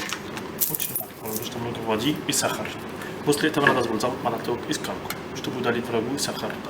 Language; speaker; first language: Russian; non-native, learner; Arabic